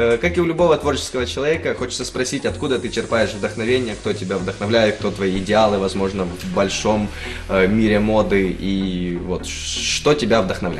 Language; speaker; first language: Russian; native; Russian